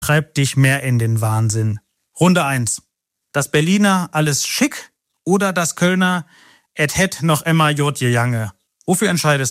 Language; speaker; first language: German; native; German